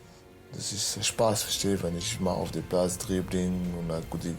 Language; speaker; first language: German; non-native, learner; French